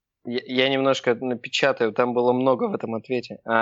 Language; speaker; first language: Russian; early bilingual, heritage; Russian